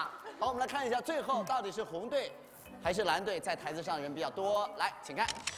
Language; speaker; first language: Chinese; native; Chinese